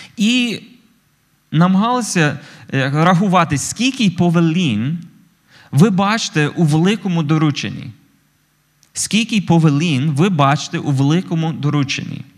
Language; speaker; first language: Ukrainian; non-native, fluent; English